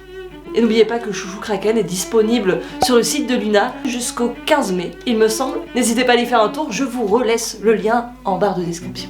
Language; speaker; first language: French; native; French